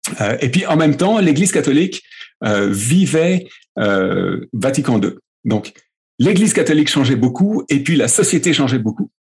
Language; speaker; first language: French; native; French